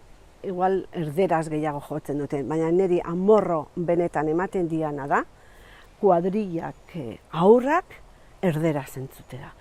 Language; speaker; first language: Basque; non-native, local second language; Spanish